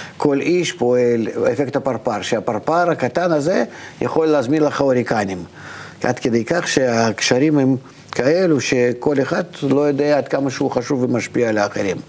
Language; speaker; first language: Hebrew; non-native, fluent; Russian